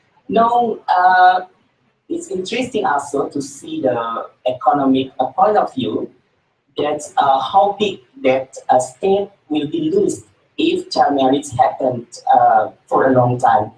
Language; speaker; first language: English; non-native, learner; Indonesian